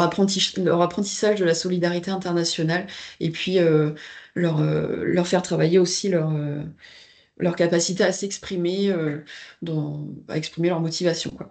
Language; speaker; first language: French; native; French